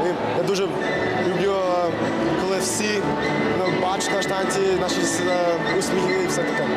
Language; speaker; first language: Ukrainian; early bilingual, heritage; English